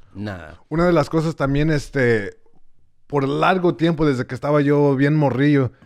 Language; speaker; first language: Spanish; early bilingual, heritage; Spanish